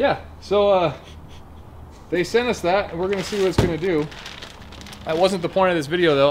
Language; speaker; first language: English; native; English